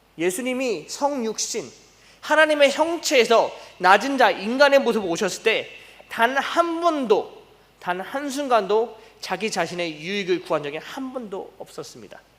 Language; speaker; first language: Korean; early bilingual, heritage; Korean